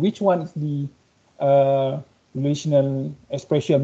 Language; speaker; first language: English; non-native, local second language; Malay